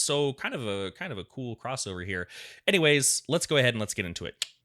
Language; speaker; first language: English; native; English